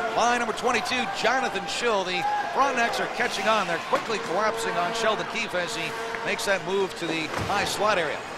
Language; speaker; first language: English; native; English